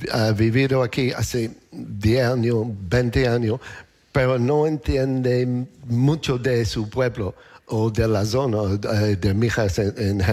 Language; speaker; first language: Spanish; non-native, learner; English